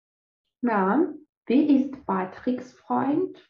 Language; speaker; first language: German; non-native, fluent; Russian